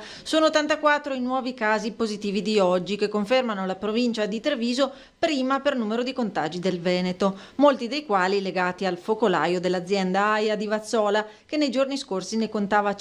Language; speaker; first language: Italian; native; Italian